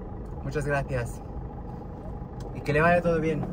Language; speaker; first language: Spanish; non-native, learner; German